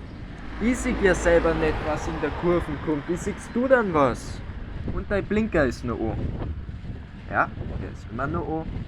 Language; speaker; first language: German; native; German